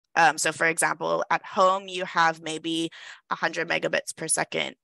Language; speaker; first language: English; native; English